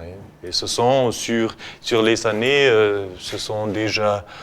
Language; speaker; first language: French; non-native, learner; German